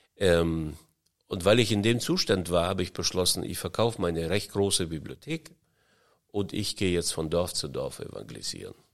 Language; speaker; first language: German; early bilingual, heritage; German